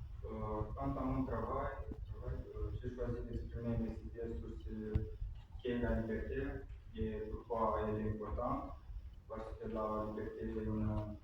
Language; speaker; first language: French; non-native, fluent; Romanian